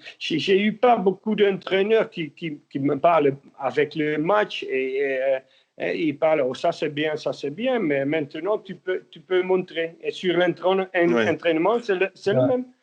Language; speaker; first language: French; non-native, learner; Dutch